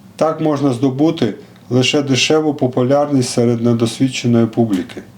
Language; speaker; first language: Ukrainian; non-native, local second language; Russian